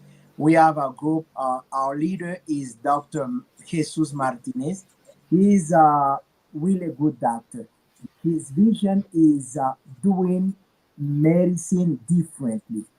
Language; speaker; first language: English; non-native, learner; Haitian Creole